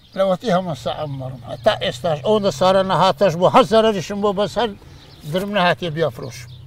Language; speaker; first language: Central Kurdish; native; Central Kurdish